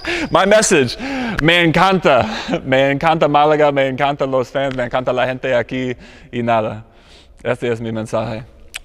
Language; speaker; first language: Spanish; non-native, learner; English